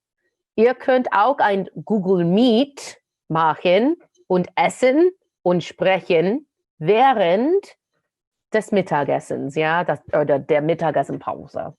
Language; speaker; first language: German; non-native, fluent; English